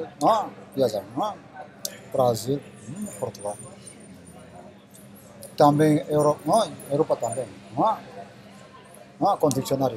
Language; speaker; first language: Portuguese; non-native, learner; Korean